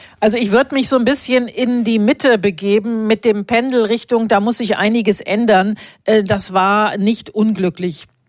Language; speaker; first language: German; native; German